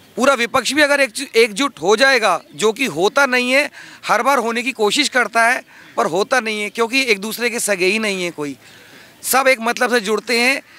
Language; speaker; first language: Hindi; native; Hindi